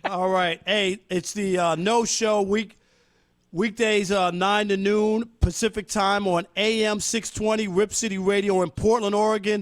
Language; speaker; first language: English; native; English